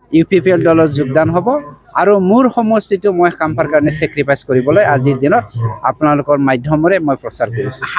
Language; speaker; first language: Assamese; non-native, local second language; Bodo